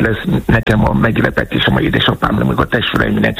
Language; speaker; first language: Hungarian; non-native, learner; Yoruba